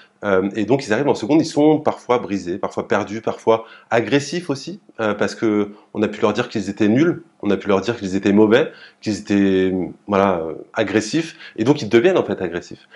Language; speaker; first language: French; native; French